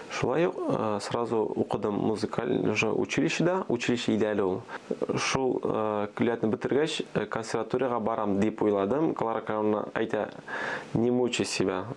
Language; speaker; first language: Tatar; early bilingual, other home language; Armenian